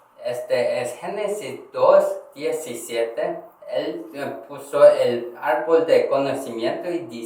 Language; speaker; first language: Spanish; non-native, learner; Korean